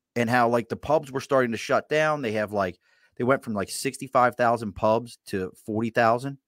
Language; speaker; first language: English; native; English